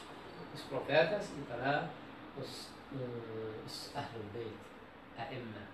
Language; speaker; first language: Portuguese; non-native, learner; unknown